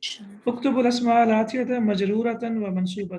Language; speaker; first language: Arabic; non-native, fluent; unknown